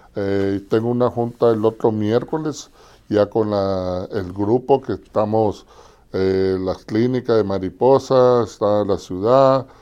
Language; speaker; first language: Spanish; native; Spanish